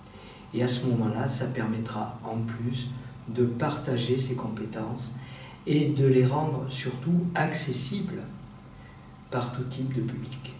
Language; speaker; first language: French; native; French